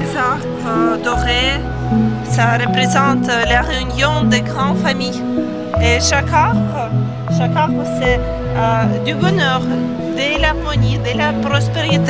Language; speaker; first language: French; non-native, learner; Ukrainian